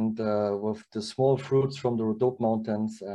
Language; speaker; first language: English; non-native, learner; German